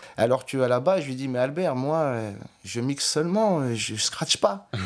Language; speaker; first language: French; native; French